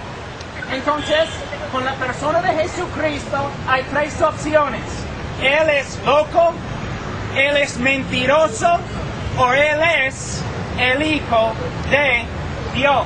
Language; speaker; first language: Spanish; non-native, fluent; English